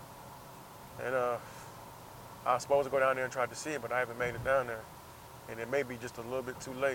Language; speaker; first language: English; native; English